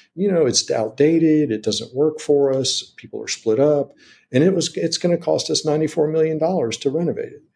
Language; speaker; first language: English; native; English